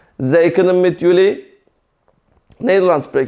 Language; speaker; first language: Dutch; non-native, fluent; Turkish